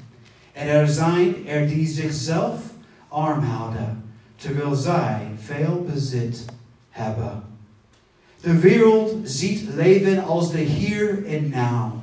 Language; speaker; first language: Dutch; non-native, fluent; English